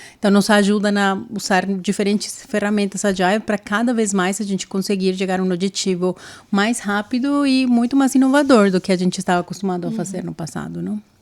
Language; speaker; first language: Portuguese; non-native, fluent; Spanish